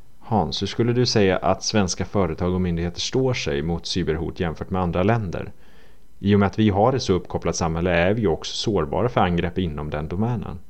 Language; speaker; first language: Swedish; native; Swedish